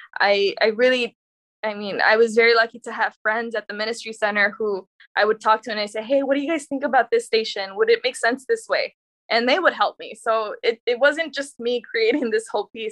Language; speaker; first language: English; early bilingual, other home language; Spanish